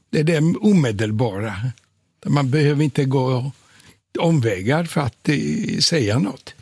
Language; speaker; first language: Swedish; non-native, fluent; Polish